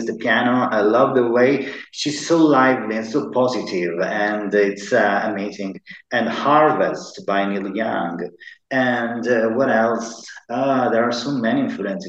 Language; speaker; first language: English; non-native, fluent; Italian